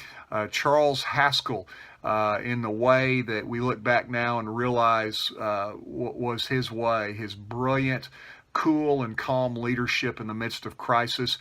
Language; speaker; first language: English; native; English